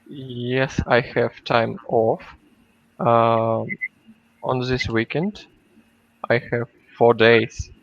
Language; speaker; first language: English; non-native, learner; Russian